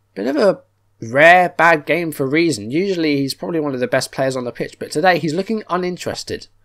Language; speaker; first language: English; native; English